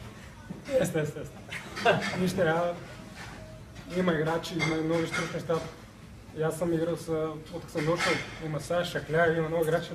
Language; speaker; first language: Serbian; non-native, fluent; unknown